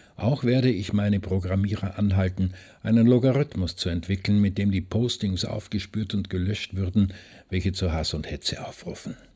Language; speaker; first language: German; native; German